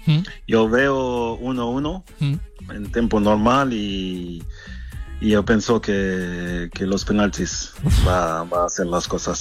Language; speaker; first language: Spanish; non-native, fluent; French